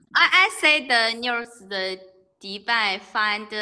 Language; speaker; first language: English; non-native, learner; Chinese